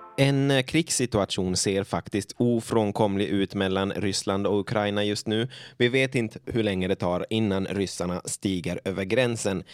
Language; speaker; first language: Swedish; native; Swedish